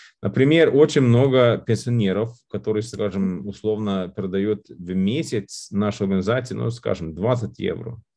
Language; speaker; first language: Russian; non-native, fluent; Lithuanian